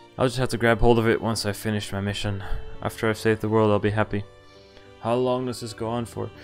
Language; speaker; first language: English; non-native, fluent; Dutch